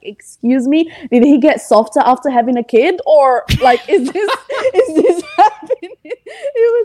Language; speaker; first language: English; non-native, fluent; Italian